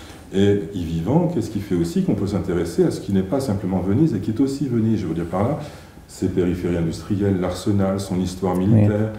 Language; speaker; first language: French; native; French